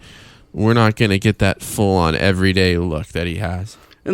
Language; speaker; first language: English; native; English